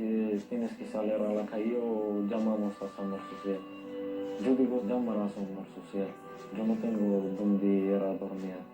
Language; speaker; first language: Spanish; non-native, learner; Arabic